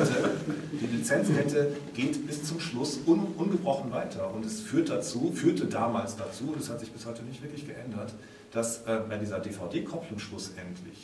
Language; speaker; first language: German; native; German